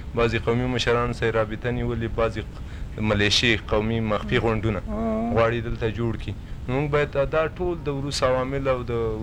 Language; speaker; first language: Pashto; native; Pashto